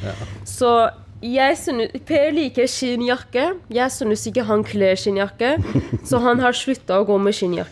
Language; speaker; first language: Norwegian; non-native, fluent; Persian